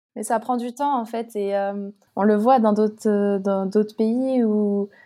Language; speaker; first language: French; native; French